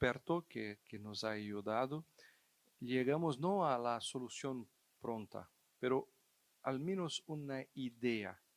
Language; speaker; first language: Spanish; non-native, fluent; Portuguese